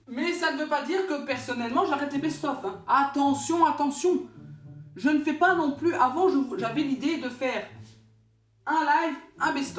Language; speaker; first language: French; native; French